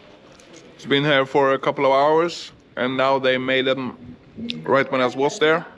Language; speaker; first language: English; non-native, fluent; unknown